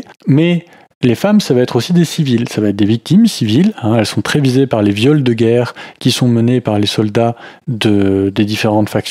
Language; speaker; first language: French; native; French